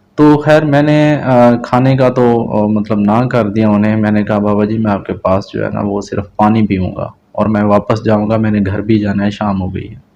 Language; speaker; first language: Urdu; non-native, local second language; Punjabi